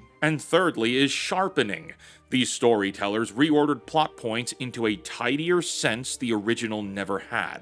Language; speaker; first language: English; native; English